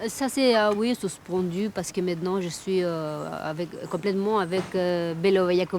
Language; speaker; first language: French; non-native, fluent; Spanish